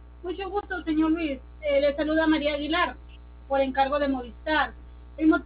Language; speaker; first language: Spanish; native; Spanish